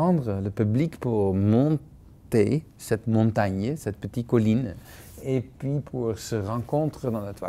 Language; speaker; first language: French; non-native, fluent; Dutch